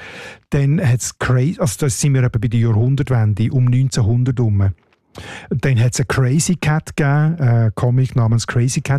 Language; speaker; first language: German; native; German